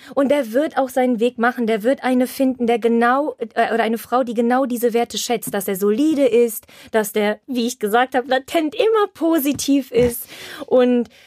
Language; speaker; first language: German; early bilingual, heritage; Polish